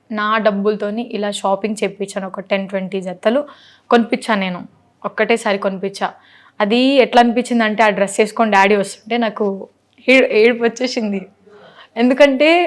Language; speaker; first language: Telugu; non-native, local second language; Lambadi